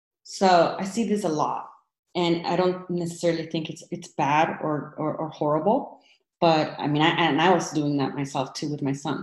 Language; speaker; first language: English; early bilingual, other home language; Spanish